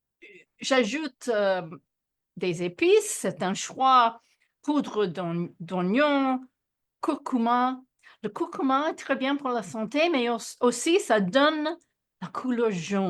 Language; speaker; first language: French; non-native, fluent; English